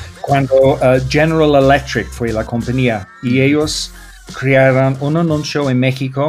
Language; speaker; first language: Spanish; non-native, learner; English